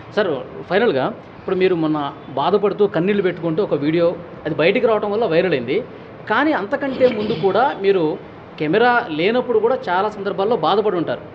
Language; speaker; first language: Telugu; native; Telugu